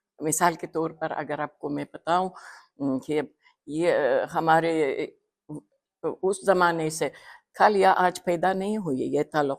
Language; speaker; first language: Hindi; non-native, fluent; Uzbek